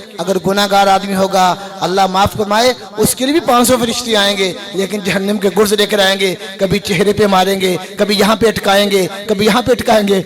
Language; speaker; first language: Urdu; non-native, local second language; Punjabi